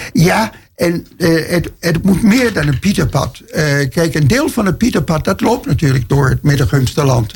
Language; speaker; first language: Dutch; non-native, fluent; Danish